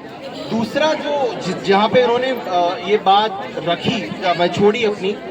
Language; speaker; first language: Hindi; native; Hindi